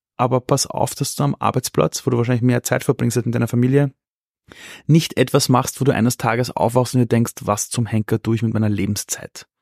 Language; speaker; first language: German; early bilingual, other home language; Persian